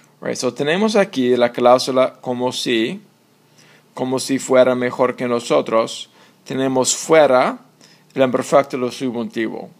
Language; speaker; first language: Spanish; non-native, fluent; English